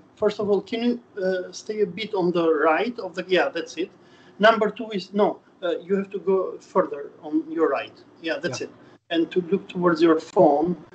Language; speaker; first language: English; non-native, fluent; Albanian